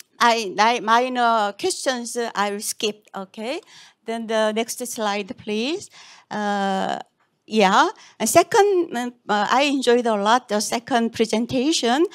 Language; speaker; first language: English; non-native, fluent; Korean